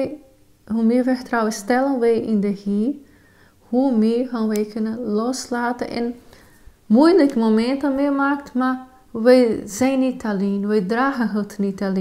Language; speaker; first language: Dutch; non-native, fluent; Portuguese